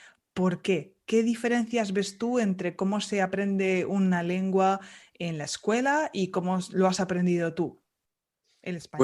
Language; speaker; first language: Spanish; native; Spanish